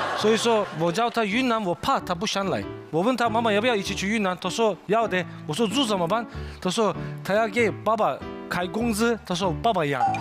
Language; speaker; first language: Chinese; non-native, fluent; Turkish